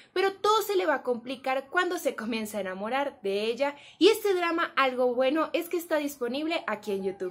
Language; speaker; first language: Spanish; native; Spanish